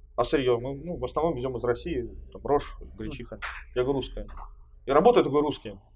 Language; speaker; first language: Russian; native; Russian